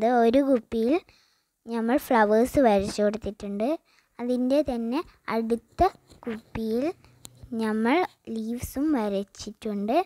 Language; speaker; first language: Malayalam; native; Malayalam